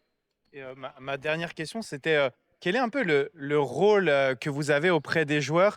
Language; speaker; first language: French; native; French